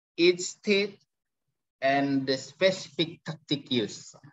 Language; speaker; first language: English; non-native, fluent; Indonesian